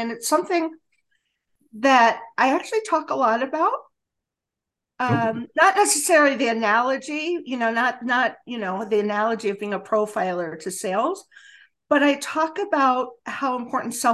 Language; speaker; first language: English; native; English